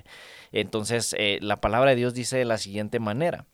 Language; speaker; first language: Spanish; native; Spanish